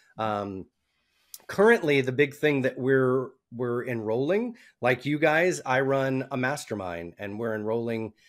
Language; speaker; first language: English; native; English